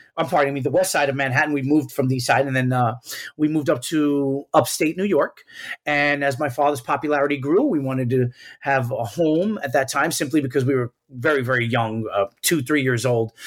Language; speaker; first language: English; early bilingual, other home language; Spanish